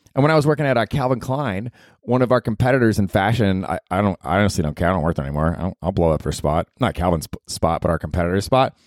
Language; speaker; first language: English; native; English